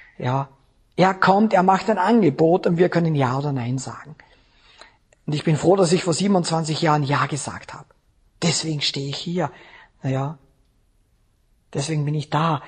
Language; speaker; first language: German; native; German